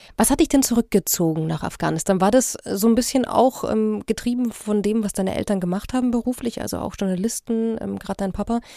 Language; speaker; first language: German; native; German